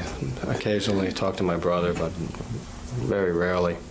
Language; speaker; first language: English; native; English